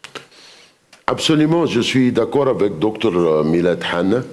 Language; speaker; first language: French; non-native, fluent; Arabic